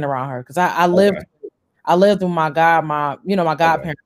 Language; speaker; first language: English; native; English